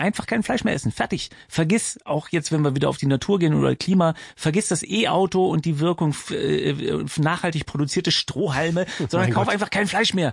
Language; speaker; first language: German; native; German